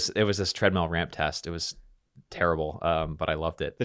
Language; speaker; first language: English; native; English